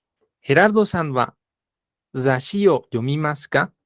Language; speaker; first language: Japanese; non-native, fluent; Spanish